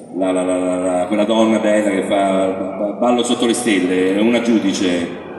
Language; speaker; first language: Italian; native; Italian